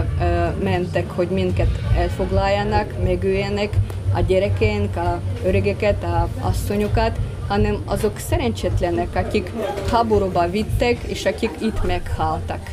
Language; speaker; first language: Hungarian; non-native, fluent; Russian